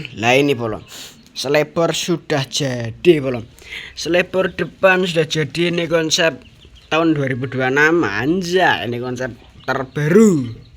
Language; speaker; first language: Indonesian; non-native, local second language; Javanese